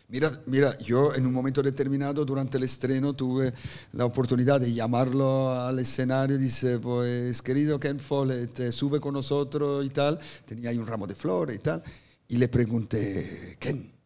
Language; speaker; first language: Spanish; non-native, fluent; German